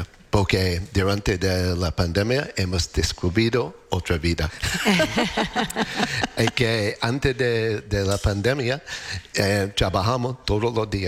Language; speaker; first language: Spanish; non-native, fluent; English